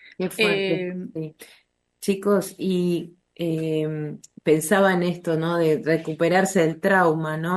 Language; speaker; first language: Spanish; native; Spanish